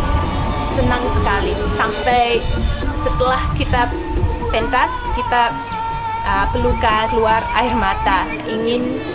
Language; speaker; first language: Indonesian; non-native, fluent; English